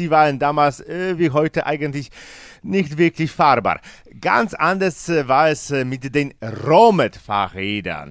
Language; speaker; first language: German; non-native, fluent; Polish